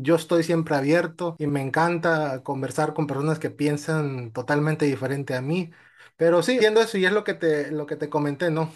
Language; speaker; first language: Spanish; early bilingual, heritage; Spanish